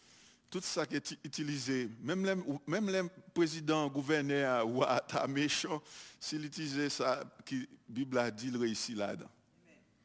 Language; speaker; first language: French; non-native, local second language; Haitian Creole